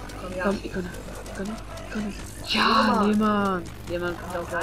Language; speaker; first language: German; native; German